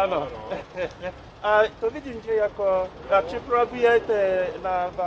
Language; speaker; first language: Czech; non-native, learner; English